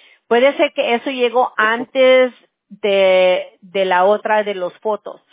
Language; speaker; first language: Spanish; early bilingual, heritage; English